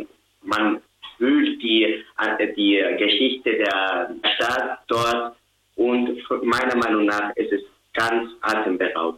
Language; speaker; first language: German; non-native, learner; Spanish